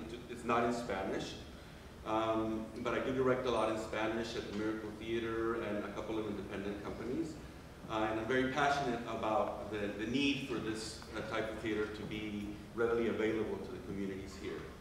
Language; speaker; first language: English; non-native, fluent; Spanish